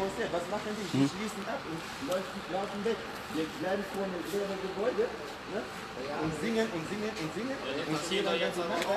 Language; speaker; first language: German; non-native, fluent; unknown